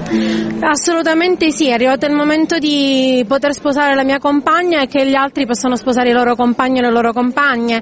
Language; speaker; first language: Italian; native; Italian